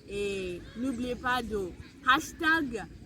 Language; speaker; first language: French; non-native, fluent; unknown